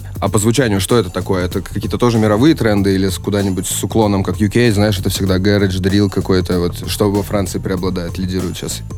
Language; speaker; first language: Russian; native; Russian